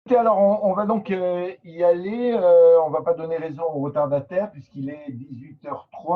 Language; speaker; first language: French; native; French